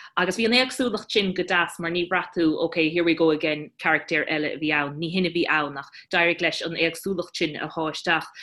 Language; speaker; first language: Irish; non-native, local second language; English